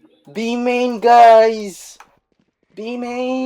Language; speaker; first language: English; non-native, local second language; Filipino